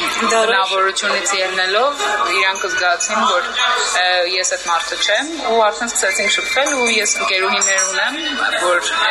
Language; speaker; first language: Armenian; early bilingual, other home language; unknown